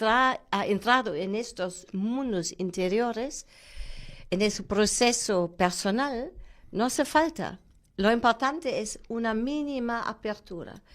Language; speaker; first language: Spanish; non-native, fluent; German